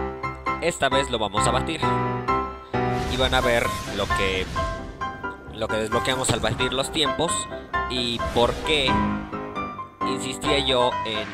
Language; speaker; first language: Spanish; native; Spanish